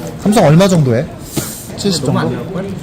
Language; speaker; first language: Korean; native; Korean